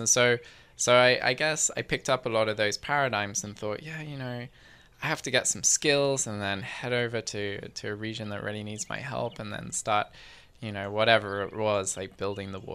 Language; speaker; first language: English; native; English